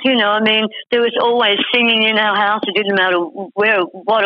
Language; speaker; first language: English; native; English